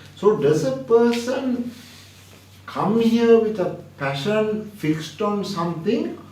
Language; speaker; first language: English; non-native, local second language; Sinhala